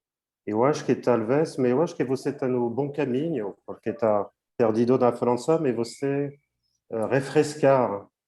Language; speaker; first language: Portuguese; non-native, fluent; French